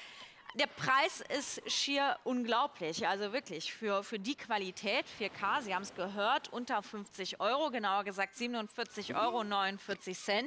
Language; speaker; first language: German; native; German